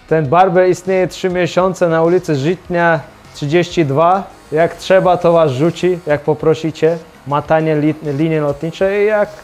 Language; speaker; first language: Polish; non-native, fluent; Chechen